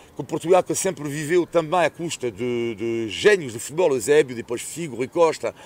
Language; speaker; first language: Portuguese; non-native, fluent; French